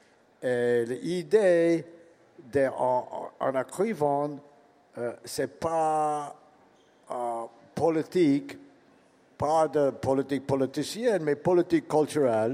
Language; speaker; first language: French; non-native, learner; English